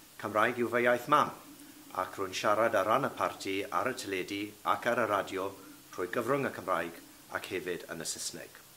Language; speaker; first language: Welsh; non-native, local second language; English